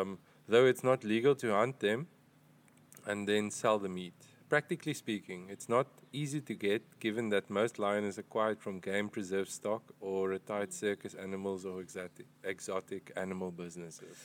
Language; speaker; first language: English; non-native, local second language; Afrikaans